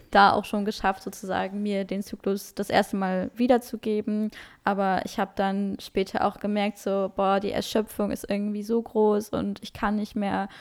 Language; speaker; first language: German; non-native, local second language; Luxembourgish